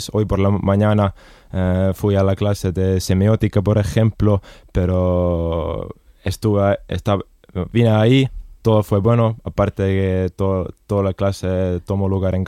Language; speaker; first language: Spanish; non-native, fluent; Estonian